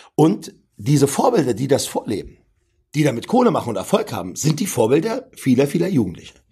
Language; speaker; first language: German; native; German